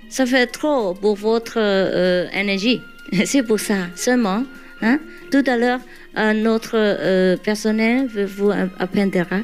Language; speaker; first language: French; non-native, learner; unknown